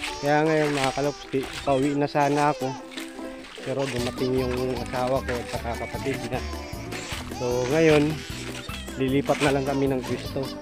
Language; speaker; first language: Filipino; non-native, local second language; Waray